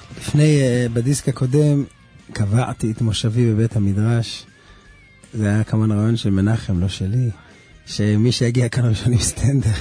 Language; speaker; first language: Hebrew; early bilingual, other home language; English